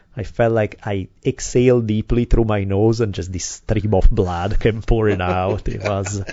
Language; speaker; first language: English; non-native, fluent; Italian